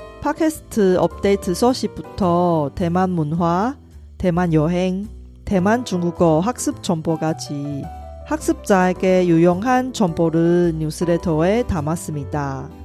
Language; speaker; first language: Korean; non-native, fluent; Chinese